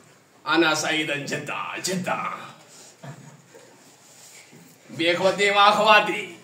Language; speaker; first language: Arabic; non-native, learner; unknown